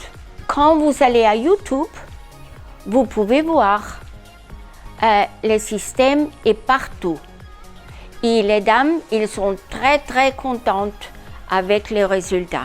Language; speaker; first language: French; non-native, learner; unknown